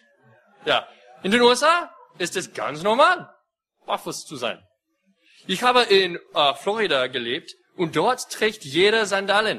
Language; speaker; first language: German; non-native, fluent; English